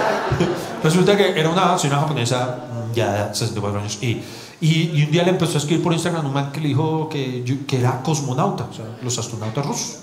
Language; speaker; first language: Spanish; native; Spanish